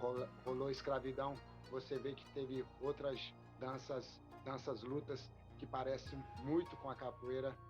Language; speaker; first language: Portuguese; non-native, fluent; French